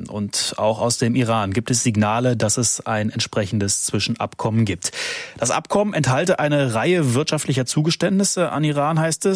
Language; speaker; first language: German; native; German